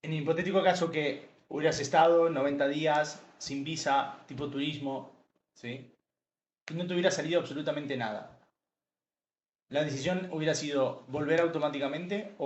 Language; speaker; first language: Spanish; native; Spanish